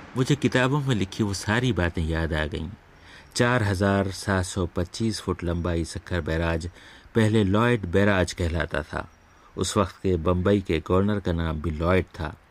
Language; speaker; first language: Urdu; native; Urdu